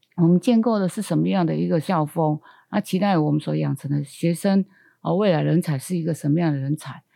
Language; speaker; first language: Chinese; native; Chinese